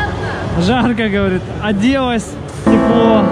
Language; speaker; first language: Russian; native; Russian